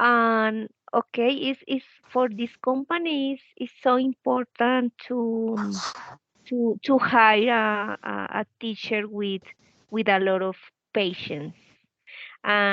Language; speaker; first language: English; non-native, learner; Spanish